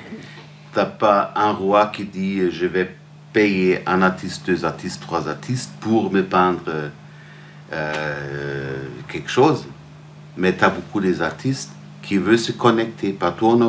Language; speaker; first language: French; non-native, fluent; German